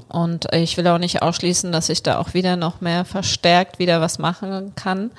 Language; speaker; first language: German; early bilingual, other home language; Bulgarian